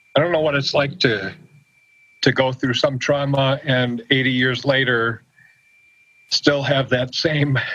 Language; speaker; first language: English; native; English